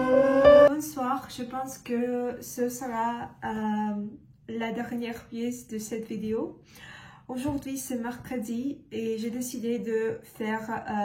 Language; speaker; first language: French; non-native, learner; Russian